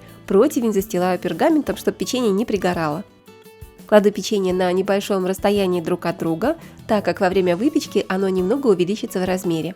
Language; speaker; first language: Russian; native; Russian